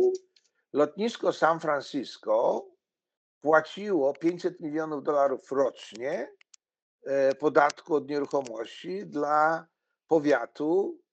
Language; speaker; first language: Polish; native; Polish